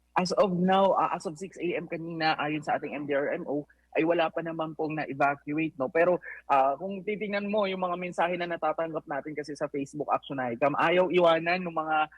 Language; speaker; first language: Filipino; non-native, local second language; Pangasinan